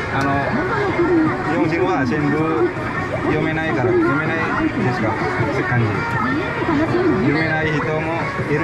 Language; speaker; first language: Japanese; non-native, learner; Indonesian